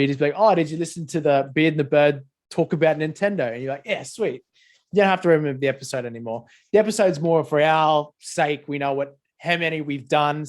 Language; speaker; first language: English; native; English